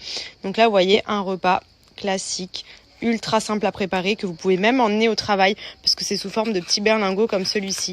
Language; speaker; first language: French; native; French